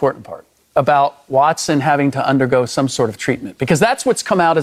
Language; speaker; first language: English; early bilingual, other home language; German